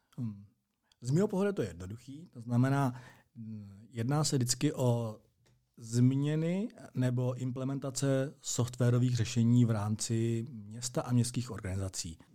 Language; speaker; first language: Czech; native; Czech